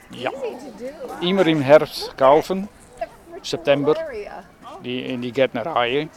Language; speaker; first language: German; non-native, learner; Dutch